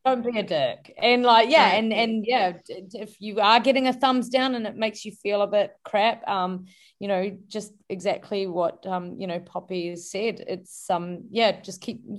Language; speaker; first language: English; native; English